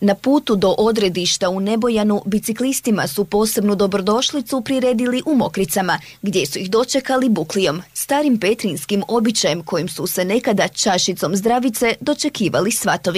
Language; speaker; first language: Serbian; native; Serbian